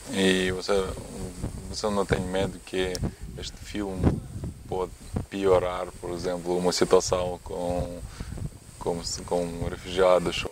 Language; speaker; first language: Portuguese; non-native, learner; Russian